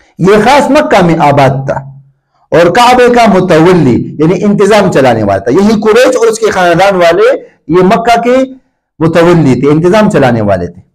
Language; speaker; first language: Urdu; non-native, local second language; Pashto